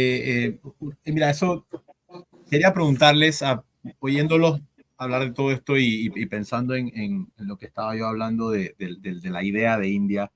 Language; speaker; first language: Spanish; native; Spanish